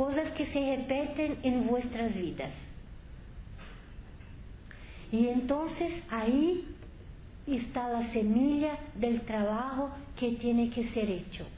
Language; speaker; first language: Spanish; non-native, fluent; Portuguese